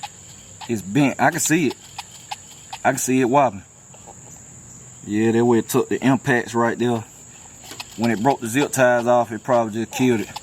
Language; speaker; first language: English; native; English